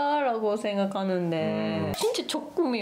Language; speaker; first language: Korean; non-native, learner; Japanese